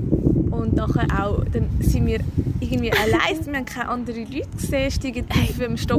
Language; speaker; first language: German; native; German